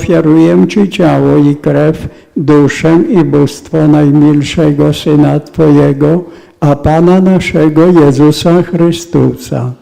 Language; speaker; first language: Polish; native; Polish